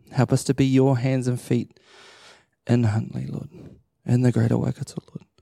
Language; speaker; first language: English; native; English